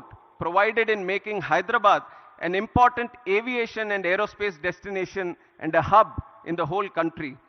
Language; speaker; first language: English; non-native, local second language; Telugu